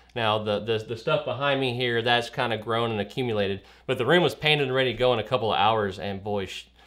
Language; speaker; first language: English; native; English